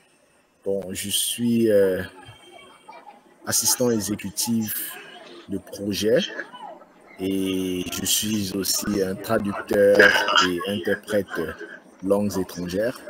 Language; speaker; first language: French; non-native, fluent; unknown